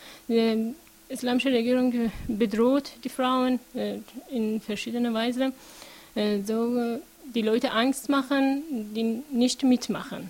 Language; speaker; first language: German; non-native, learner; Persian